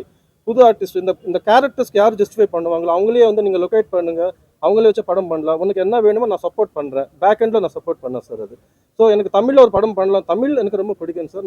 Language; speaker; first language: Tamil; non-native, fluent; Telugu